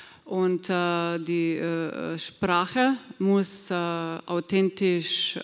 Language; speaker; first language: German; non-native, fluent; Slovenian